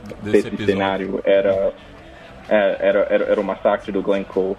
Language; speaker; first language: Portuguese; non-native, fluent; English